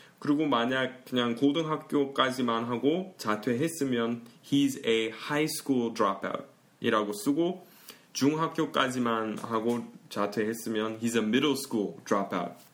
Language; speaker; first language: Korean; early bilingual, heritage; Korean